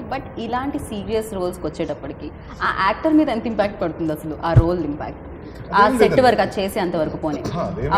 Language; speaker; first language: Telugu; native; Telugu